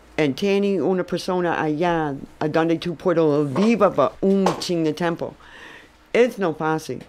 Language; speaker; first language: Spanish; non-native, learner; English